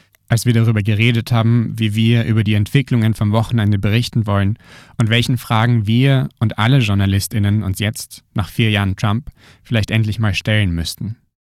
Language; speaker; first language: German; native; German